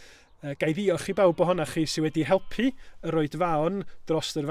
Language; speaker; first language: Welsh; native; Welsh